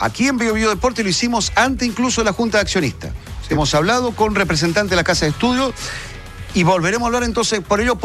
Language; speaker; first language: Spanish; native; Spanish